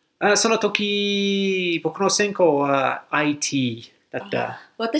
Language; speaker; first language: Japanese; non-native, fluent; English